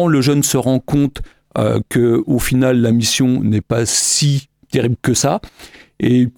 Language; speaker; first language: French; native; French